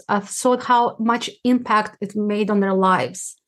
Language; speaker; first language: English; non-native, fluent; Uzbek